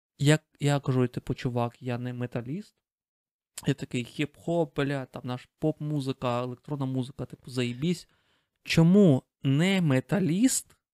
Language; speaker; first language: Ukrainian; non-native, local second language; Russian